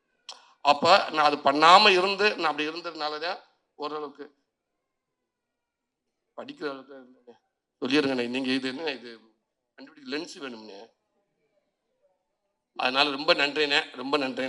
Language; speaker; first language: Tamil; native; Tamil